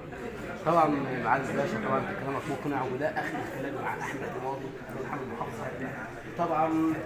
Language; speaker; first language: Arabic; native; Arabic